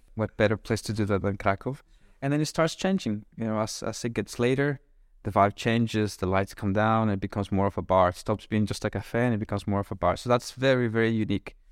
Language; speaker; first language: English; non-native, fluent; Spanish